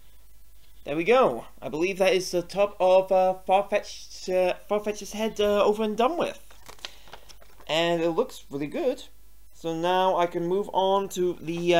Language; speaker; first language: English; native; English